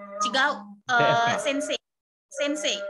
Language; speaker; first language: Indonesian; native; Indonesian